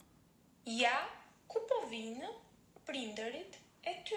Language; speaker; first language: Albanian; non-native, learner; Finnish